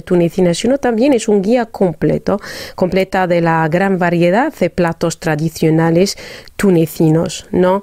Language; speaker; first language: Spanish; non-native, fluent; Arabic